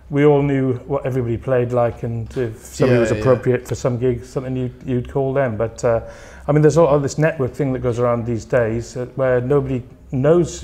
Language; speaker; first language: English; native; English